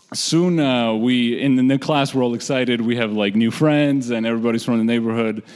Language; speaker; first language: English; early bilingual, other home language; Georgian